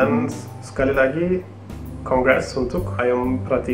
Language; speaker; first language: Indonesian; non-native, fluent; Turkish